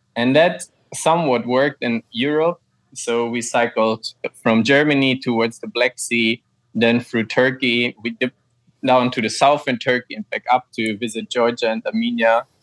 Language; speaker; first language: English; non-native, fluent; German